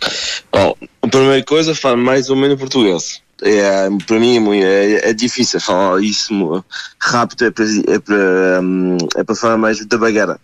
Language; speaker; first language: Portuguese; non-native, learner; French